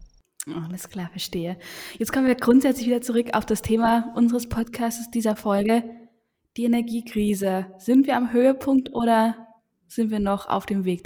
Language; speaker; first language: German; native; German